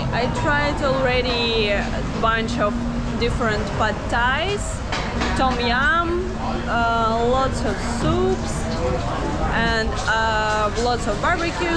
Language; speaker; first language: English; non-native, fluent; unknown